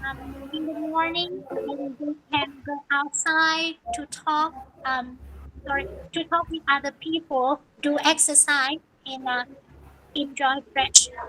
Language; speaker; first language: English; non-native, learner; Vietnamese